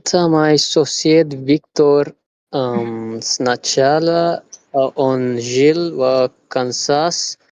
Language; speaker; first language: Russian; non-native, learner; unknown